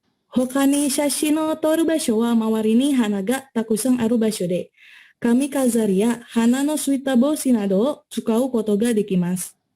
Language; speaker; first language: Japanese; non-native, learner; Indonesian